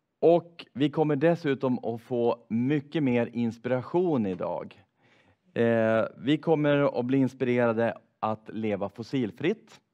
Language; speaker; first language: Swedish; native; Swedish